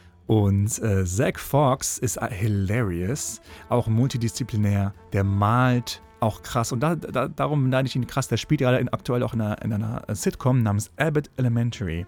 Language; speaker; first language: German; native; German